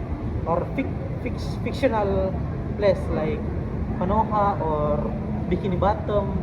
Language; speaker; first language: English; non-native, learner; Indonesian